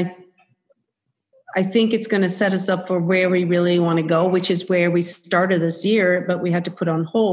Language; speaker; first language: English; non-native, fluent; Swedish